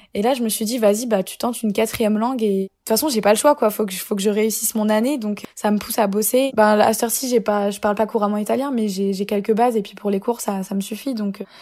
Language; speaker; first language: French; native; French